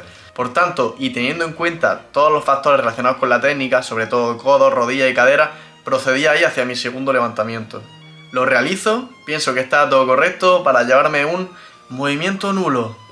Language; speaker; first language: Spanish; native; Spanish